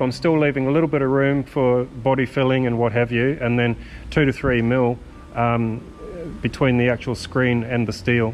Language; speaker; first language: English; native; English